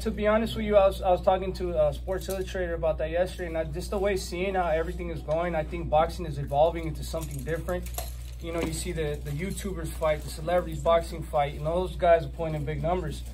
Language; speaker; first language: English; early bilingual, other home language; Spanish